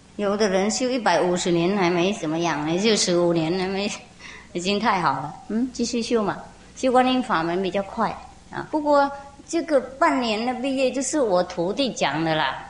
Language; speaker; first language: Chinese; non-native, fluent; Vietnamese